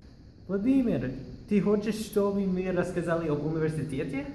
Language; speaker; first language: Russian; non-native, learner; English